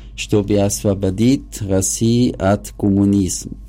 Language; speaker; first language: Ukrainian; non-native, learner; German